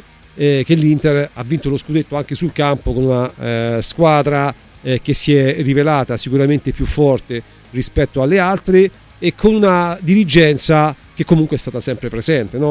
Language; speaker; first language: Italian; native; Italian